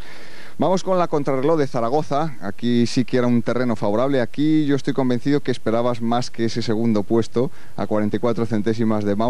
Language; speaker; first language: Spanish; native; Spanish